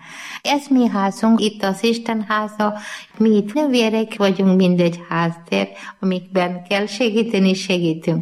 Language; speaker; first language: Hungarian; non-native, learner; Malayalam